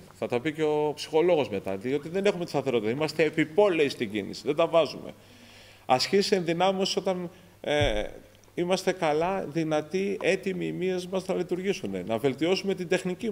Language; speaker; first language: Greek; native; Greek